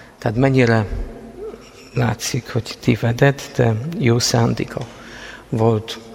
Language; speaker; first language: Hungarian; non-native, fluent; Polish